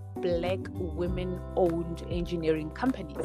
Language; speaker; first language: English; non-native, local second language; Tswana